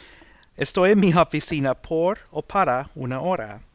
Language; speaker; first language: Spanish; non-native, fluent; English